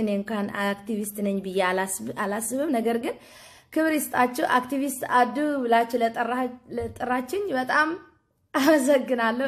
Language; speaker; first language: Amharic; non-native, fluent; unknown